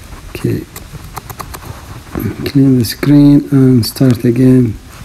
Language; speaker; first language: English; non-native, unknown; Arabic